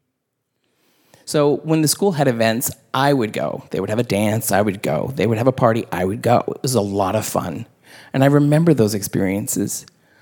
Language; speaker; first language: English; native; English